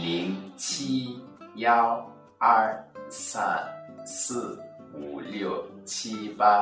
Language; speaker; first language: Chinese; non-native, learner; Swahili